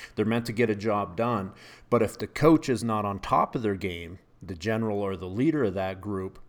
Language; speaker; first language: English; native; English